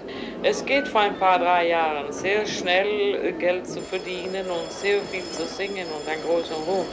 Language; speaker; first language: German; non-native, fluent; Swedish